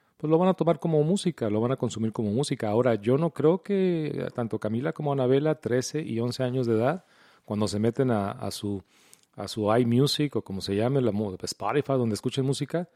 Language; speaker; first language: Spanish; early bilingual, heritage; Spanish